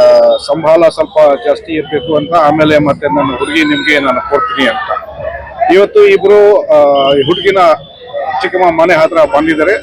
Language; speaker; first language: Kannada; non-native, fluent; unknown